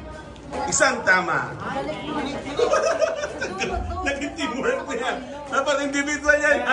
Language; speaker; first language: Filipino; native; Filipino